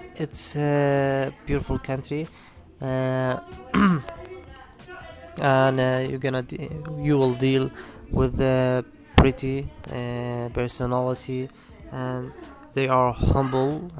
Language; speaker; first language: English; non-native, learner; Arabic